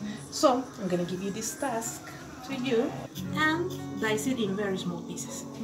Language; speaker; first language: English; non-native, fluent; Spanish